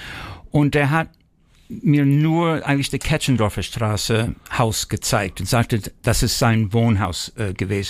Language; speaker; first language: German; early bilingual, heritage; German